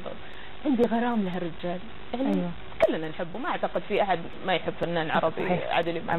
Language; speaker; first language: Arabic; native; Arabic